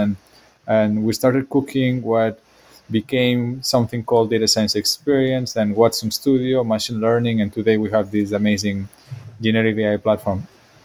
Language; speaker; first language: English; non-native, fluent; Spanish